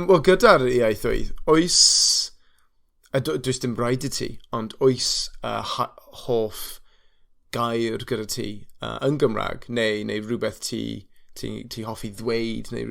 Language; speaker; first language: Welsh; non-native, fluent; English